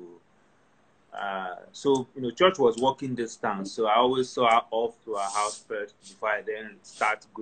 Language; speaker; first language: English; non-native, local second language; Yoruba